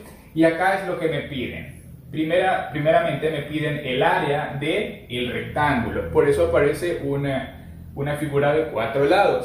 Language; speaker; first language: Spanish; native; Spanish